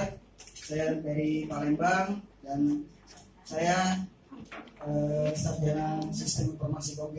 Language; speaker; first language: Indonesian; native; Indonesian